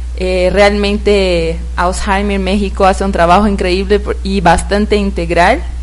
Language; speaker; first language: Spanish; non-native, fluent; Portuguese